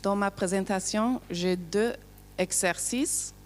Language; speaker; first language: French; non-native, learner; English